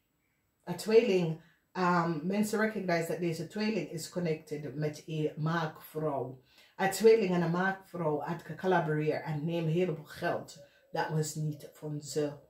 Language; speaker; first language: Dutch; non-native, learner; English